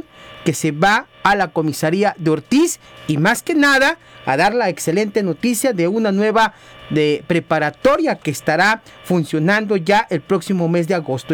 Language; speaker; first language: Spanish; native; Spanish